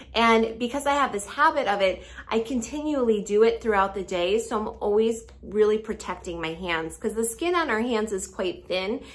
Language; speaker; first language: English; native; English